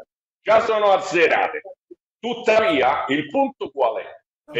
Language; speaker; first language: Italian; native; Italian